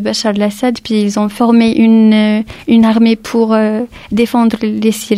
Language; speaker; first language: French; early bilingual, other home language; Arabic